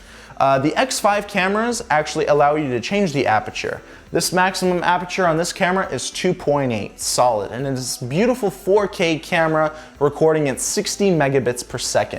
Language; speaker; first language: English; native; English